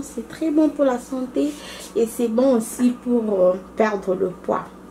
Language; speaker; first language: French; non-native, local second language; Lingala